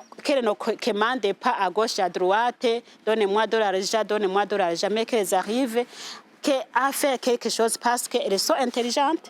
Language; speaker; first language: French; non-native, local second language; Rundi